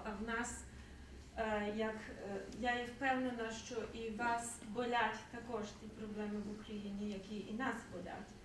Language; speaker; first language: Ukrainian; early bilingual, heritage; Ukrainian